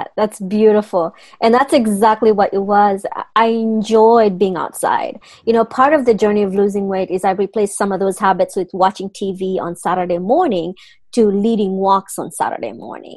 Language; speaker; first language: English; non-native, fluent; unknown